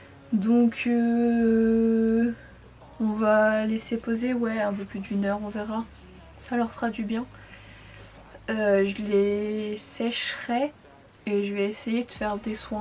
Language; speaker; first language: French; native; French